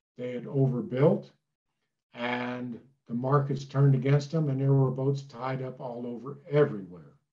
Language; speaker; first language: English; native; English